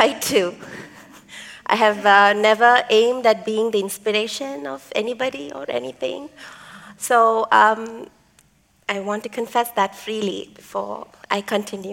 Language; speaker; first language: English; non-native, local second language; Tamil